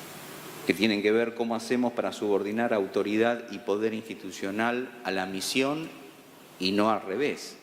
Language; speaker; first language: Spanish; native; Spanish